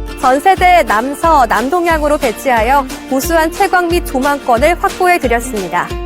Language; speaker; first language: Korean; native; Korean